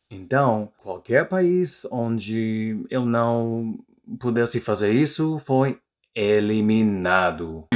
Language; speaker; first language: Portuguese; non-native, learner; English